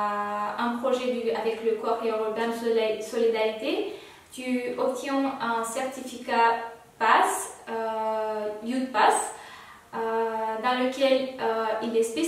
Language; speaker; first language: French; non-native, fluent; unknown